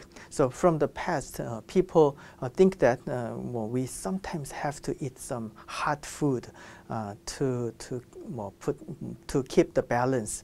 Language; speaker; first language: English; non-native, fluent; Korean